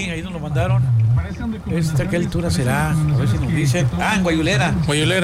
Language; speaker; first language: Spanish; native; Spanish